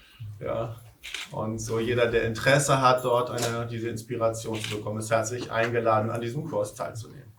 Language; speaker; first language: German; native; German